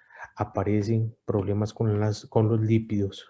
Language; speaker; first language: Spanish; native; Spanish